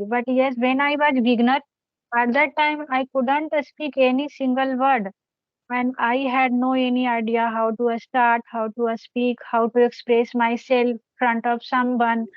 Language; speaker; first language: English; non-native, learner; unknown